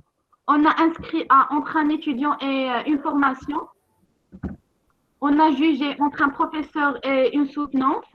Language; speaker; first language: French; non-native, local second language; Arabic